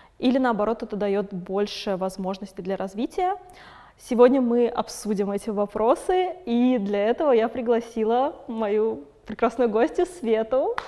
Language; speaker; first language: Russian; native; Russian